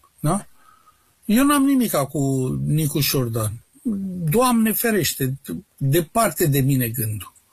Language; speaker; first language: Romanian; native; Romanian